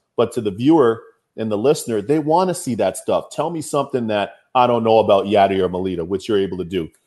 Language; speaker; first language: English; native; English